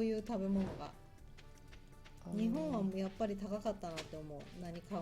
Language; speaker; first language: Japanese; native; Japanese